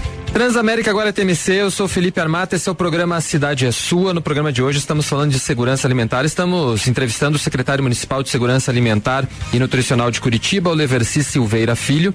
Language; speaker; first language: Portuguese; native; Portuguese